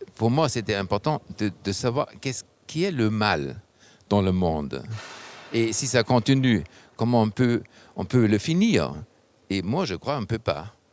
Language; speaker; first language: French; non-native, fluent; German